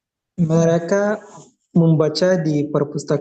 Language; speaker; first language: Indonesian; non-native, learner; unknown